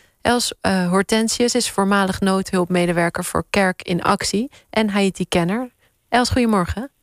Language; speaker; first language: Dutch; native; Dutch